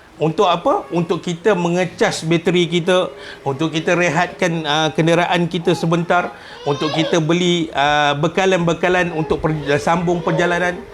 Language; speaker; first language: Malay; native; Malay